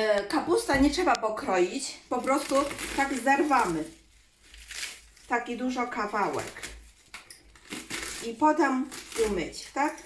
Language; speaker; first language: Polish; non-native, learner; Chinese